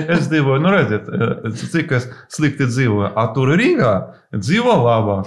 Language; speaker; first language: Latvian; non-native, local second language; Russian